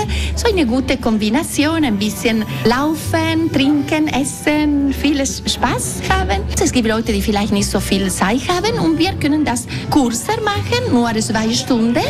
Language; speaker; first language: German; non-native, local second language; Italian